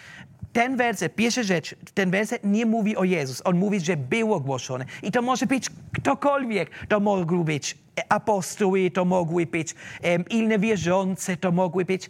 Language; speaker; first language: Polish; non-native, learner; German